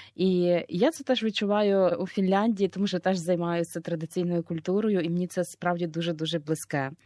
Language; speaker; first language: Ukrainian; native; Ukrainian